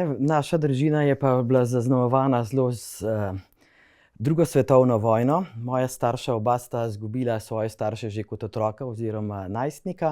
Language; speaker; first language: Slovenian; native; Slovenian